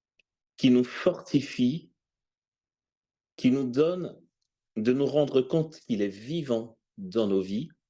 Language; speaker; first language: French; native; French